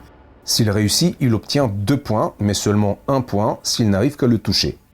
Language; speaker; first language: French; native; French